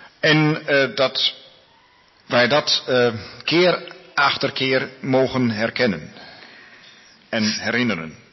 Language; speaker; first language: Dutch; non-native, learner; Spanish